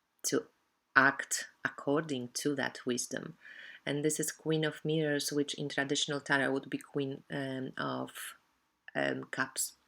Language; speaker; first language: English; non-native, fluent; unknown